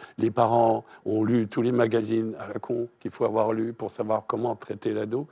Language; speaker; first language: French; native; French